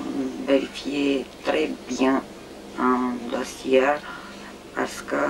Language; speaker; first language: French; non-native, learner; Romanian